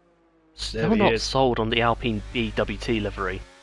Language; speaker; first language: English; native; English